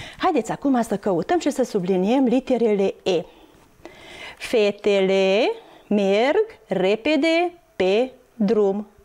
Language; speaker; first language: Romanian; non-native, local second language; Hungarian